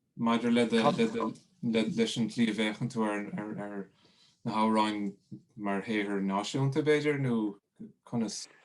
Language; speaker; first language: Irish; native; Irish